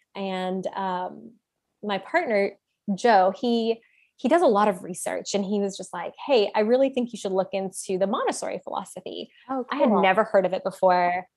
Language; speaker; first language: English; native; English